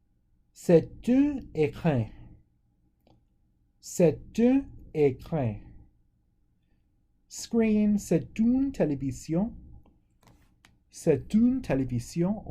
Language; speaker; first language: French; non-native, fluent; English